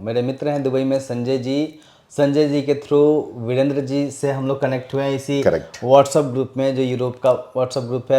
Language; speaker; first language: Hindi; native; Hindi